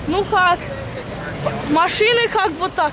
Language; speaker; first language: Russian; early bilingual, heritage; Russian